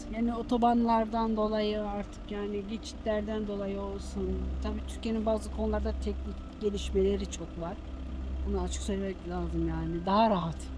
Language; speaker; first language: Turkish; early bilingual, heritage; Turkish